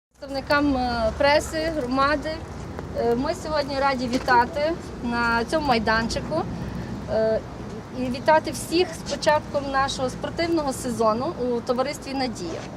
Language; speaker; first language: Ukrainian; native; Ukrainian